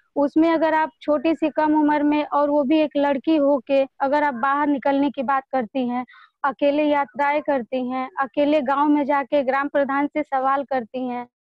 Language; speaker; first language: Hindi; native; Hindi